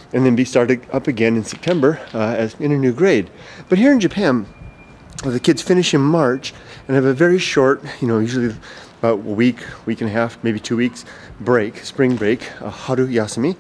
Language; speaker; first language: English; native; English